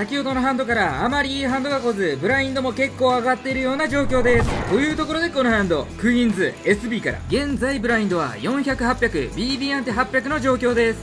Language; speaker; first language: Japanese; native; Japanese